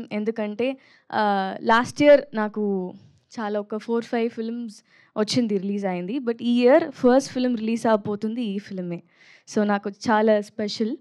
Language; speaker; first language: Telugu; non-native, local second language; Tamil